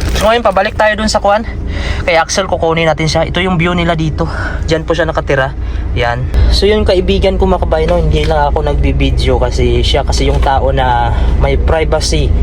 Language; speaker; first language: Filipino; non-native, local second language; Cebuano